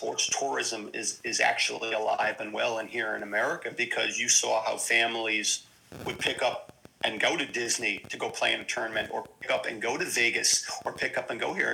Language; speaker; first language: English; native; English